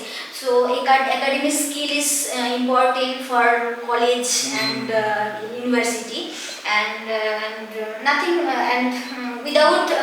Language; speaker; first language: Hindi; non-native, local second language; Bangla